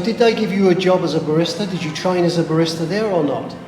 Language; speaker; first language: English; native; English